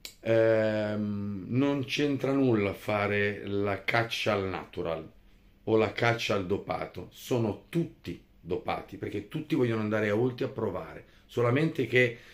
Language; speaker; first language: Italian; native; Italian